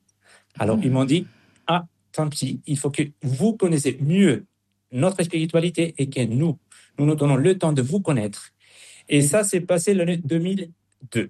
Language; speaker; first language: French; non-native, fluent; Spanish